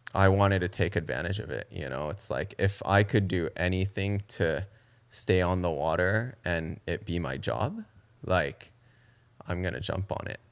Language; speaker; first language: English; early bilingual, other home language; Japanese